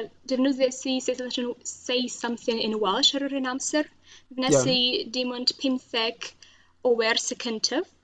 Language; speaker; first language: Welsh; non-native, learner; Russian